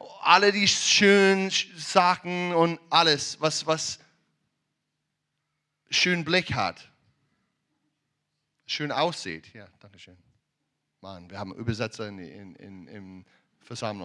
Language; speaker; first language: German; non-native, learner; English